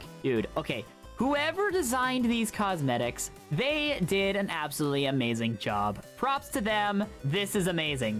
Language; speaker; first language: English; native; English